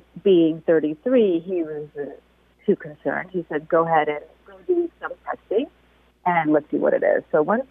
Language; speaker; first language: English; native; English